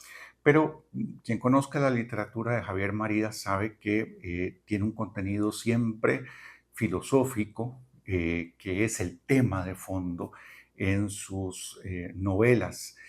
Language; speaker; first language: Spanish; native; Spanish